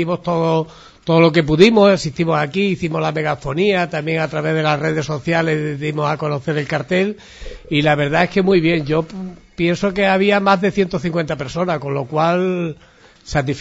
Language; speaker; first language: Spanish; native; Spanish